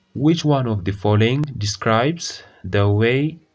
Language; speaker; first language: English; non-native, local second language; Amharic